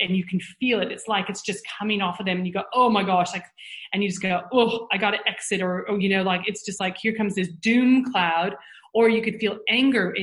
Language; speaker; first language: English; native; English